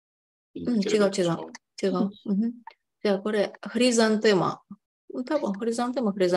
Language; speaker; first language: Japanese; non-native, fluent; Tatar